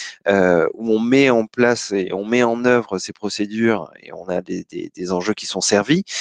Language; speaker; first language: French; native; French